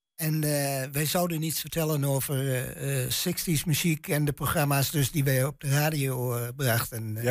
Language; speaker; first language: Dutch; native; Dutch